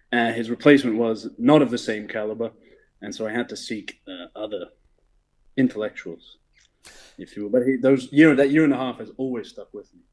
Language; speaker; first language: English; native; English